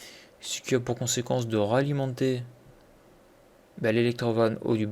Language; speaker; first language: French; native; French